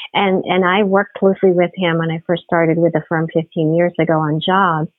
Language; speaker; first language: English; non-native, local second language; Filipino